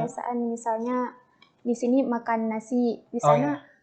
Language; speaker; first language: Indonesian; native; Indonesian